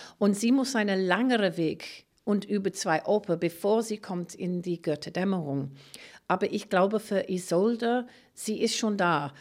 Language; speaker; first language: German; non-native, fluent; English